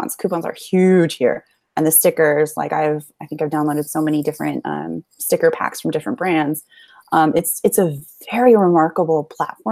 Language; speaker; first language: English; native; English